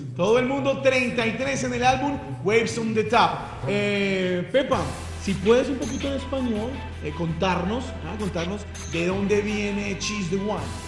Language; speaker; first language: Spanish; native; Spanish